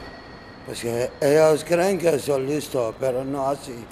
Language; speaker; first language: Spanish; non-native, learner; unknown